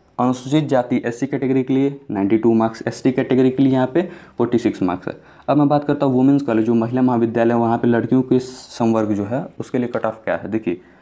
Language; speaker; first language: Hindi; native; Hindi